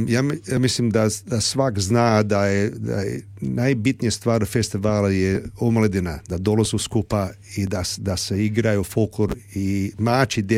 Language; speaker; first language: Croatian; early bilingual, heritage; Serbian